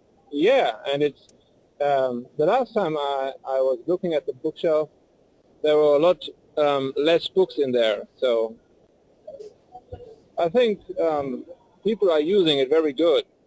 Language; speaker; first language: English; non-native, fluent; German